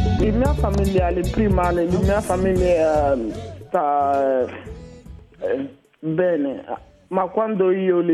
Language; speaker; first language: Italian; non-native, learner; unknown